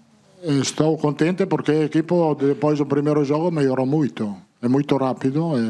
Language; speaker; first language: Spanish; non-native, fluent; Italian